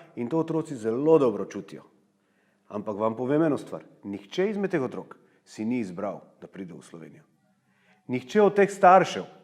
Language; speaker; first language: Slovenian; early bilingual, heritage; Slovak